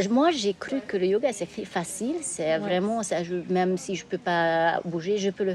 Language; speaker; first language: French; non-native, fluent; Hungarian